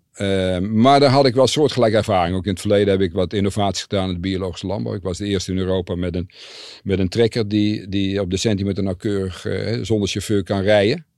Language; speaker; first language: Dutch; native; Dutch